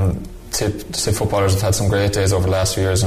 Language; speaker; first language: English; native; English